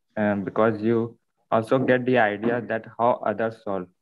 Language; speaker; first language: English; non-native, local second language; Hindi